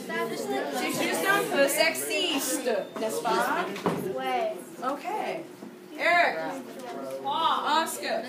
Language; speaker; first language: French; non-native, fluent; English